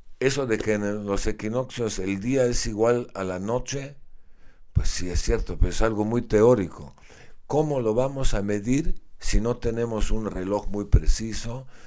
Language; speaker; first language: Spanish; non-native, fluent; Slovenian